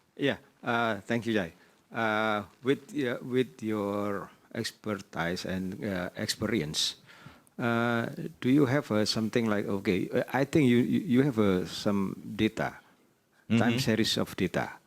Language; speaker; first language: English; non-native, learner; Indonesian